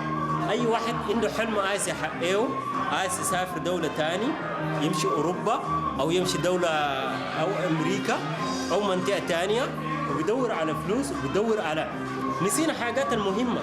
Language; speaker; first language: Arabic; native; Arabic